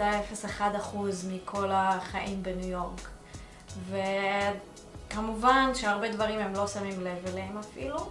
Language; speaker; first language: Hebrew; early bilingual, other home language; Russian